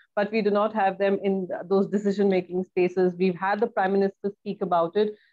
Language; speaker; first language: English; non-native, local second language; Hindi